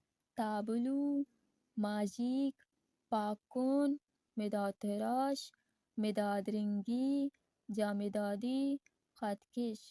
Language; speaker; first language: Persian; non-native, fluent; Urdu